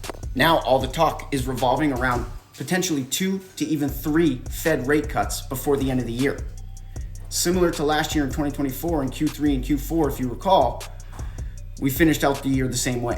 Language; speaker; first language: English; native; English